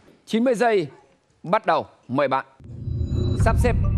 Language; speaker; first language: Vietnamese; native; Vietnamese